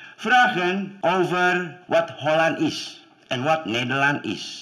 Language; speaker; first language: Dutch; non-native, learner; Indonesian